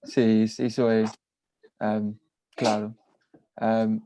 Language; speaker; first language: Portuguese; non-native, learner; English